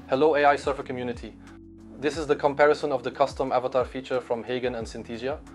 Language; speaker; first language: English; non-native, fluent; German